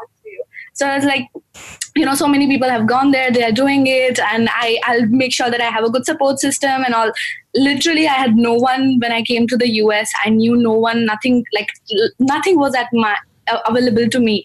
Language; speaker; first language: English; non-native, local second language; Gujarati